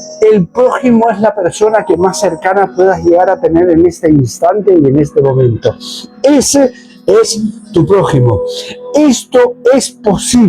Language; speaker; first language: Spanish; native; Spanish